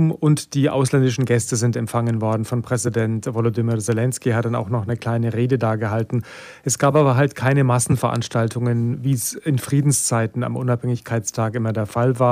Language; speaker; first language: German; native; German